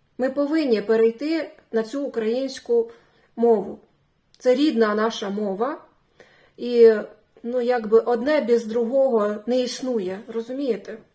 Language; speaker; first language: Ukrainian; non-native, local second language; Russian